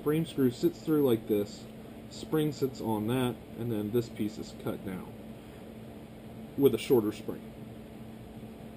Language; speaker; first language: English; native; English